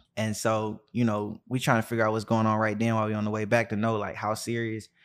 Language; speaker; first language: English; native; English